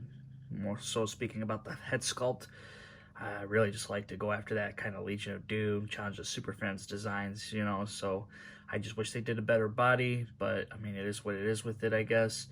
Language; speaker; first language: English; native; English